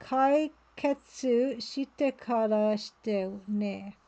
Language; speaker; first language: Japanese; non-native, learner; English